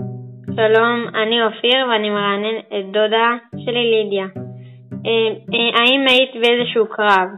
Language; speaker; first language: Hebrew; native; Hebrew